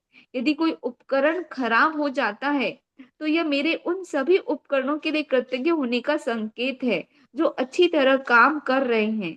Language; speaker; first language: Hindi; native; Hindi